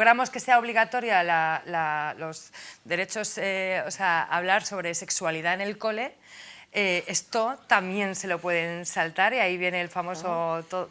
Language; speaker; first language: Spanish; native; Spanish